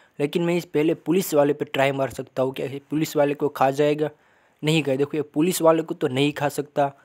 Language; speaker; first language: Hindi; non-native, local second language; Gujarati